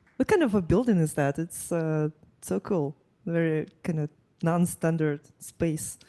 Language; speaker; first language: English; non-native, fluent; Russian